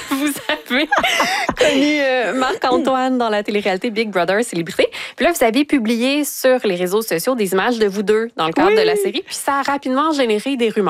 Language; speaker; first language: French; native; French